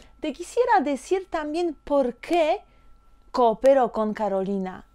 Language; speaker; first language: Spanish; non-native, fluent; Polish